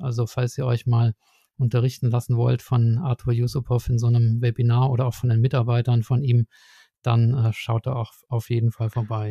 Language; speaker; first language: German; native; German